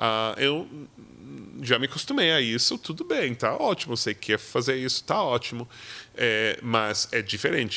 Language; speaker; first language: Portuguese; non-native, fluent; English